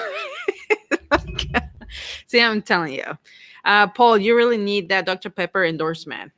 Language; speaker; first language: English; non-native, fluent; Spanish